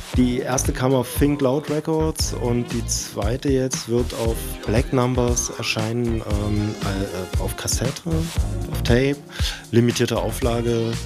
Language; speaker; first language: German; native; German